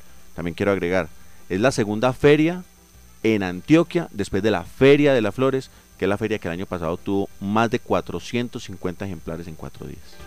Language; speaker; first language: Spanish; native; Spanish